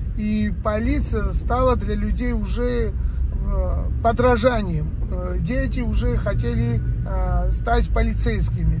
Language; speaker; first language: Russian; non-native, local second language; Georgian